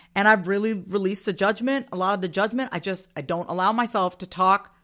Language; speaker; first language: English; early bilingual, other home language; Hindi